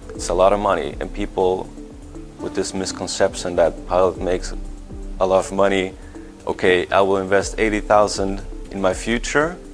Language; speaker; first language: English; non-native, fluent; Swedish